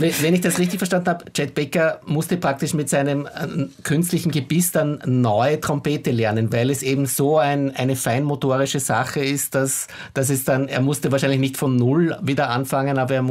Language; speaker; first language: German; native; German